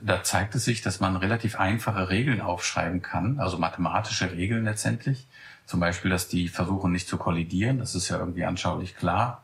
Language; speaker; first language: German; native; German